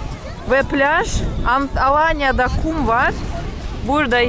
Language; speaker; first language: Turkish; non-native, fluent; Russian